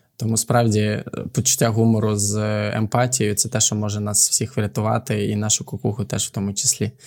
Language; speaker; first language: Ukrainian; native; Ukrainian